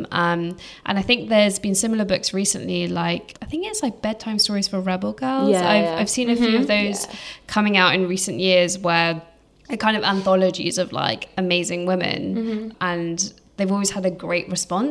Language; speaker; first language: English; native; English